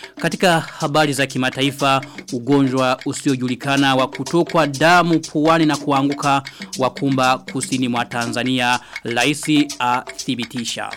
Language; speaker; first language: Swahili; non-native, local second language; Rundi